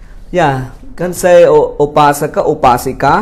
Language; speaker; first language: English; non-native, fluent; Khmer